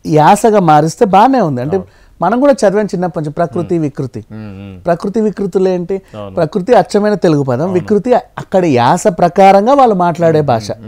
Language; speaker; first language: Telugu; native; Telugu